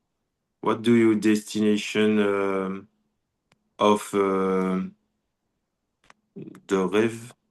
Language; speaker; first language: English; non-native, learner; French